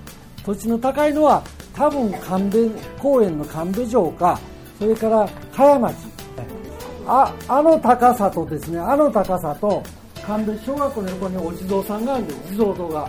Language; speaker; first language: Japanese; native; Japanese